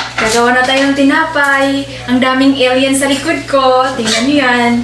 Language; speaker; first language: Filipino; non-native, local second language; Hiligaynon